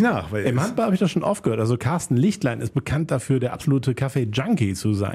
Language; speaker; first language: German; native; German